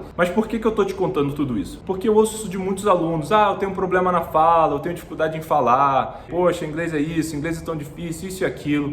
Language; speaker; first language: Portuguese; native; Portuguese